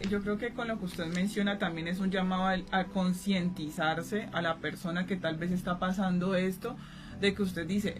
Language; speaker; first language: Spanish; native; Spanish